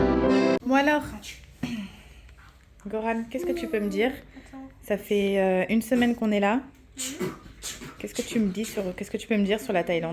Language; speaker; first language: French; native; French